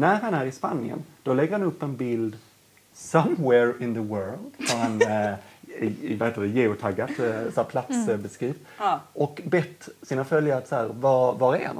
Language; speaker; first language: Swedish; native; Swedish